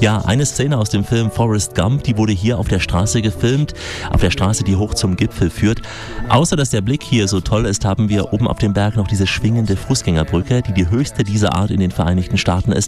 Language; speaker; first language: German; native; German